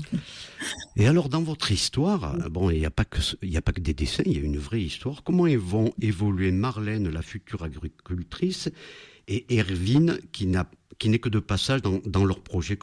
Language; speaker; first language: French; native; French